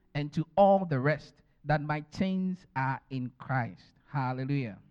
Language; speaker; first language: English; non-native, local second language; Akan